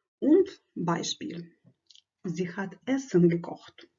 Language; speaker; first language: German; non-native, fluent; Ukrainian